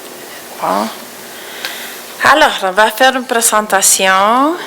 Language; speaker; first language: French; non-native, fluent; Spanish